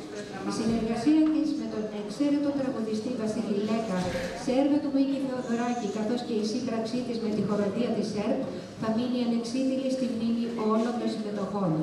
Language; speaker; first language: Greek; native; Greek